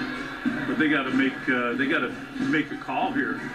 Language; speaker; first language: English; native; English